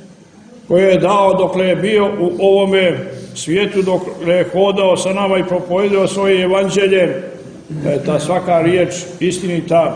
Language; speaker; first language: Croatian; native; Croatian